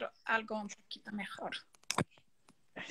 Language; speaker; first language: Spanish; non-native, fluent; English